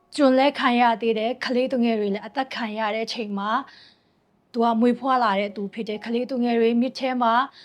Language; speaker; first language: Burmese; non-native, local second language; Tedim Chin